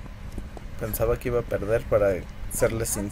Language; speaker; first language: Spanish; native; Spanish